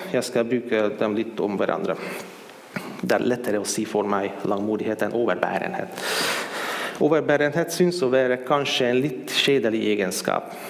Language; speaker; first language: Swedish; non-native, fluent; Hungarian